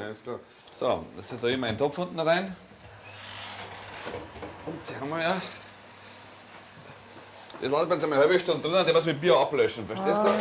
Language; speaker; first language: German; native; German